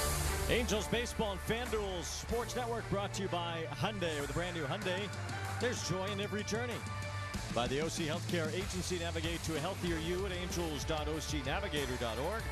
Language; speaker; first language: English; native; English